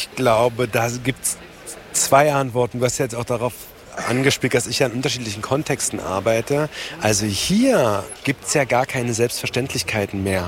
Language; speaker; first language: German; native; German